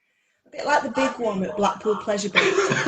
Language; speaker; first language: English; native; English